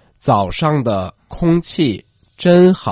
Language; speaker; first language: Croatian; non-native, fluent; Chinese